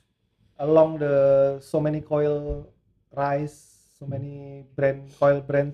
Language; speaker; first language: English; non-native, learner; Indonesian